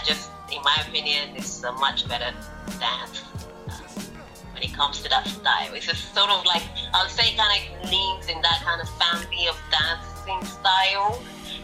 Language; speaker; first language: English; non-native, fluent; Portuguese